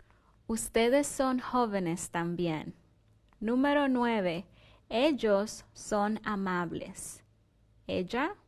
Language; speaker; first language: Spanish; non-native, fluent; English